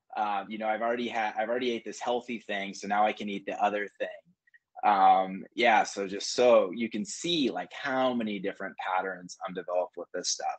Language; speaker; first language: English; native; English